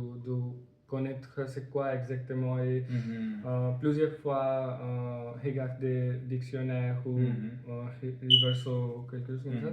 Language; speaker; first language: French; non-native, learner; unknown